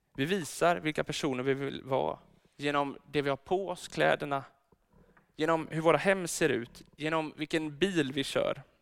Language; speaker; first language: Swedish; native; Swedish